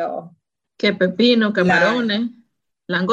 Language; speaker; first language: Spanish; native; Spanish